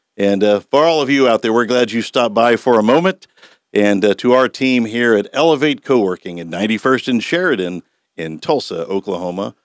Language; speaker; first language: English; native; English